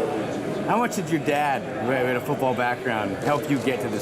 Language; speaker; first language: English; native; English